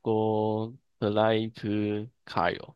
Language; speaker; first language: Korean; non-native, learner; Chinese